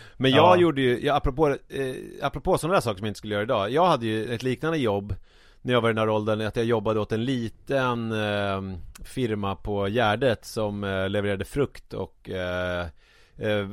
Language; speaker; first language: Swedish; native; Swedish